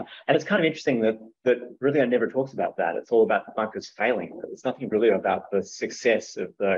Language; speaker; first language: English; native; English